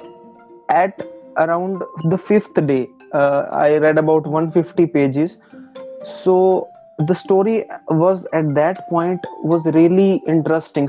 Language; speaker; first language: English; non-native, local second language; Hindi